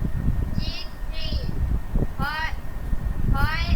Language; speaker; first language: English; non-native, learner; Bangla